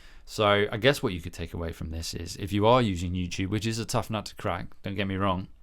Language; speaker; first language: English; native; English